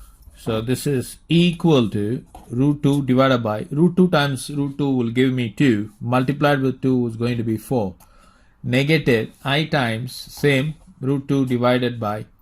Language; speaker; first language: English; non-native, local second language; Tamil